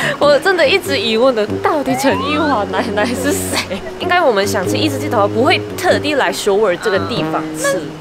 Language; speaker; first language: Chinese; non-native, fluent; Korean